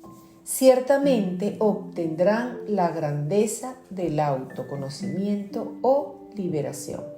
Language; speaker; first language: Spanish; native; Spanish